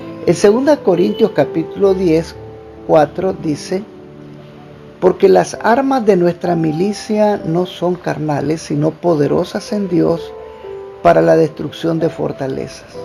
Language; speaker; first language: Spanish; native; Spanish